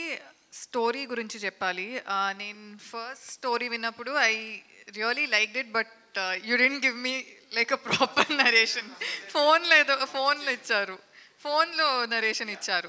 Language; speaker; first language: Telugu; non-native, learner; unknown